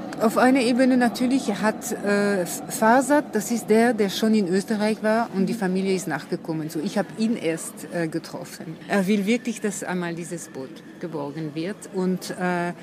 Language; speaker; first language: German; non-native, fluent; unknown